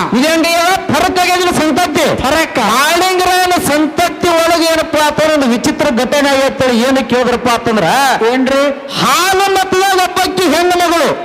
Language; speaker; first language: Kannada; native; Kannada